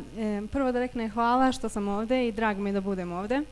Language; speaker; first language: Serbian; early bilingual, heritage; Bosnian